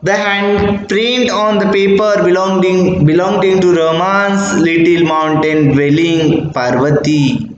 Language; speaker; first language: English; non-native, local second language; Marathi